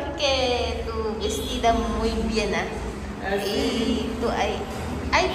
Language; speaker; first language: Spanish; non-native, learner; Filipino